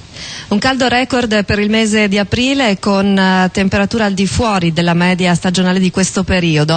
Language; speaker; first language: Italian; native; Italian